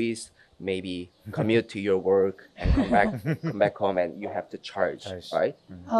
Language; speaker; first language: English; non-native, fluent; Korean